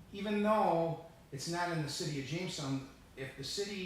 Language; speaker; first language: English; early bilingual, other home language; Italian